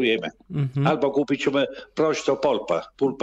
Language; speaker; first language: Polish; non-native, learner; Italian